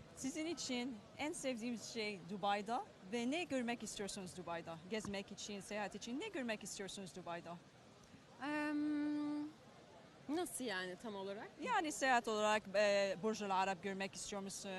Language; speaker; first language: Turkish; non-native, learner; Arabic